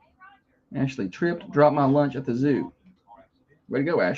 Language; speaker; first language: English; native; English